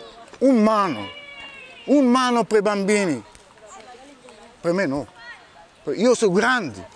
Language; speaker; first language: Italian; non-native, learner; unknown